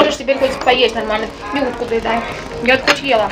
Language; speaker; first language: Russian; native; Russian